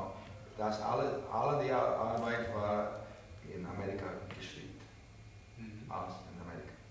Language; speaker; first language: German; non-native, learner; English